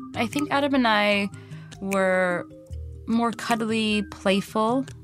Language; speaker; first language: English; native; English